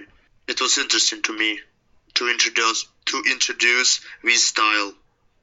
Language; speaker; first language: English; non-native, learner; Russian